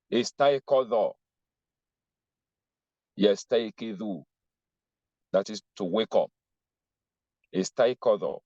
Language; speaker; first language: Arabic; non-native, fluent; English